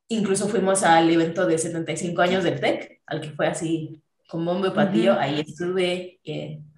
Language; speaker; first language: Spanish; native; Spanish